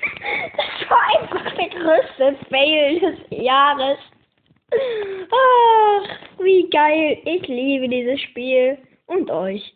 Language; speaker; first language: German; native; German